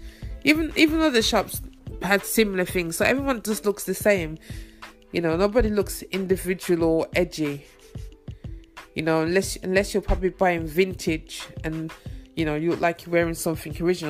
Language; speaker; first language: English; native; English